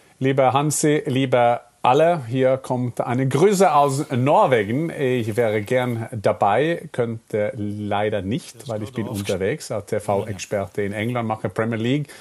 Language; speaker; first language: German; non-native, fluent; Norwegian